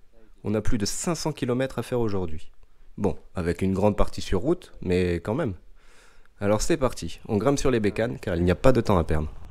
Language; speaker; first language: French; native; French